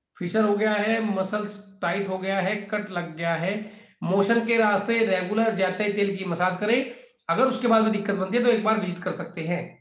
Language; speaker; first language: Hindi; native; Hindi